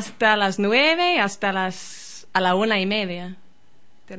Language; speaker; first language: Spanish; non-native, learner; English